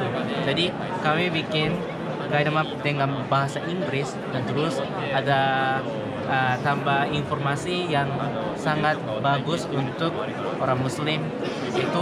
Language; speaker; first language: Indonesian; non-native, learner; Japanese